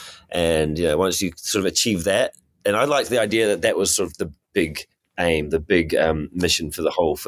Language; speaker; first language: English; native; English